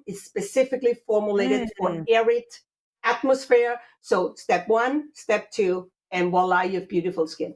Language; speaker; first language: English; non-native, fluent; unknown